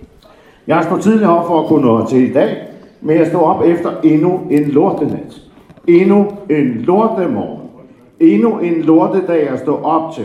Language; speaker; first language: Danish; native; Danish